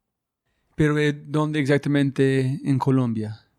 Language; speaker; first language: Spanish; non-native, fluent; English